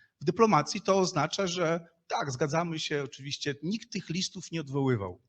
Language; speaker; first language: Polish; native; Polish